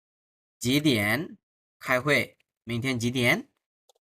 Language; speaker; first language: Chinese; non-native, fluent; Bangla